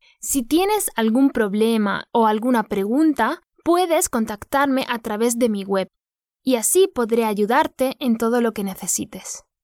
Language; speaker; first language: Spanish; native; Spanish